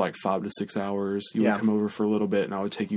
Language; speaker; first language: English; native; English